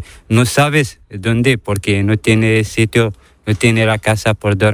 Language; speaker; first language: Spanish; non-native, learner; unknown